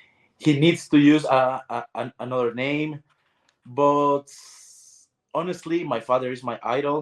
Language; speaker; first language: English; non-native, learner; Spanish